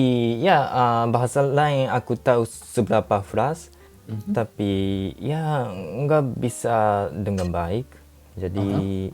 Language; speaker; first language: Indonesian; non-native, learner; Japanese